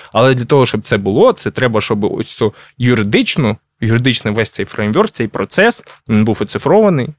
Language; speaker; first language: Ukrainian; non-native, local second language; Russian